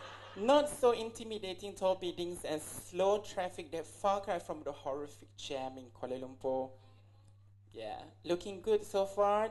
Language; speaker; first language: English; non-native, local second language; Malay